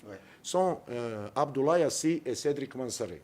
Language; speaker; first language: French; non-native, fluent; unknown